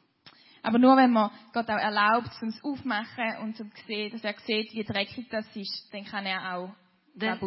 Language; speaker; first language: German; native; German